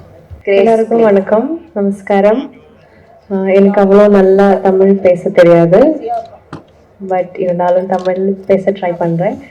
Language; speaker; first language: Tamil; non-native, learner; Malayalam